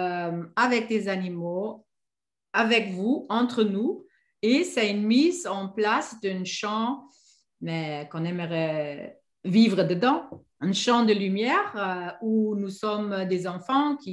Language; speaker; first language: French; non-native, fluent; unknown